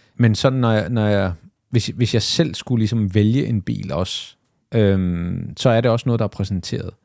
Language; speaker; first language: Danish; early bilingual, other home language; Arabic